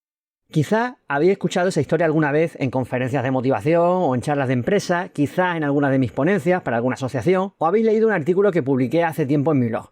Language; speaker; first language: Spanish; native; Spanish